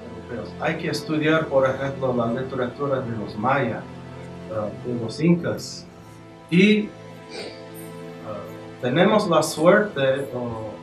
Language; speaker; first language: Spanish; non-native, fluent; English